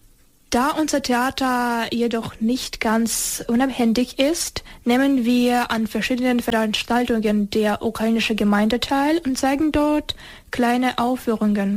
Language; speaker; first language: German; non-native, learner; Ukrainian